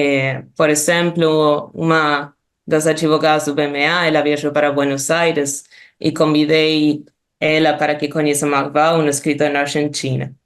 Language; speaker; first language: Portuguese; non-native, fluent; Spanish